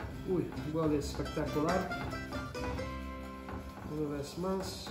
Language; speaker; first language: Spanish; non-native, fluent; English